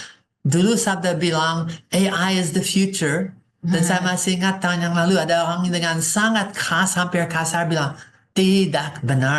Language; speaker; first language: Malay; non-native, fluent; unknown